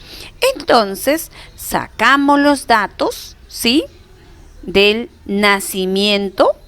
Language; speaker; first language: Spanish; native; Spanish